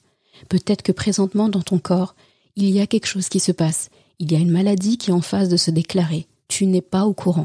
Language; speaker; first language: French; native; French